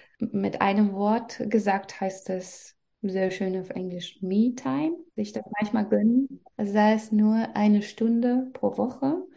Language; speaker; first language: German; non-native, fluent; Russian